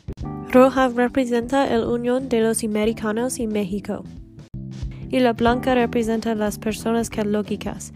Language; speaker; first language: Spanish; non-native, learner; English